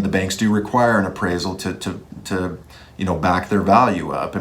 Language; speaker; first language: English; native; English